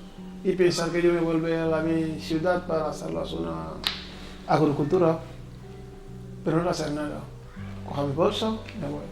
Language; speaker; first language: Spanish; non-native, learner; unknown